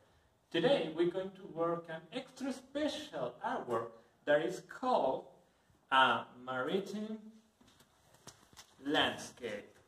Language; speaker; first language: English; non-native, learner; Spanish